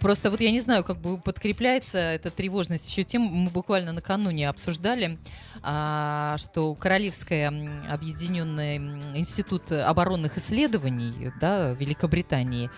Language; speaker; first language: Russian; native; Russian